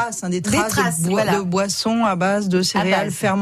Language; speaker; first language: French; native; French